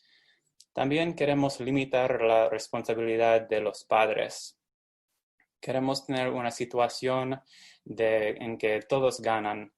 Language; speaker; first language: Spanish; non-native, fluent; English